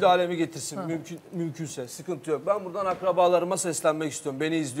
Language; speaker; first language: Turkish; native; Turkish